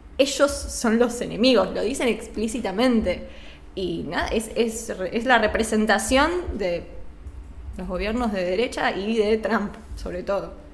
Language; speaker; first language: Spanish; native; Spanish